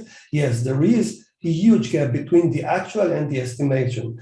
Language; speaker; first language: English; non-native, fluent; Hebrew